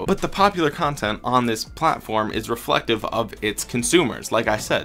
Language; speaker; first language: English; native; English